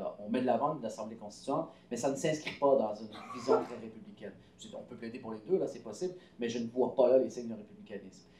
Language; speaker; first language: French; native; French